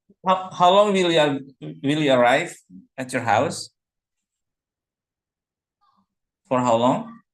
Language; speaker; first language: English; non-native, fluent; Indonesian